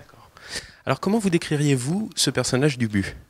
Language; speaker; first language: French; native; French